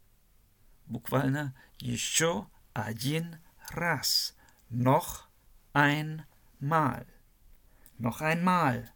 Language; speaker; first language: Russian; non-native, learner; German